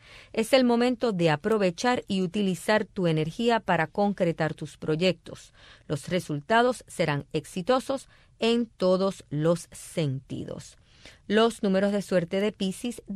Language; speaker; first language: Spanish; native; Spanish